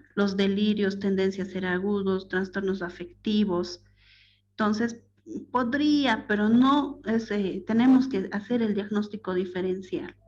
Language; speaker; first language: Spanish; native; Spanish